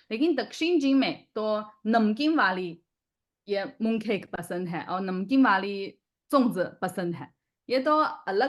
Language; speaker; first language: Hindi; non-native, fluent; Chinese